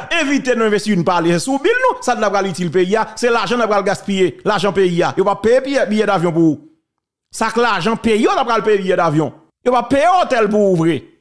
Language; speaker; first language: French; non-native, local second language; Haitian Creole